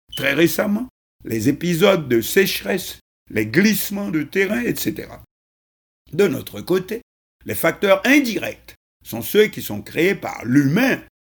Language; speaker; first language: French; non-native, local second language; Haitian Creole